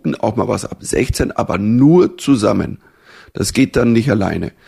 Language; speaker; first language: German; native; German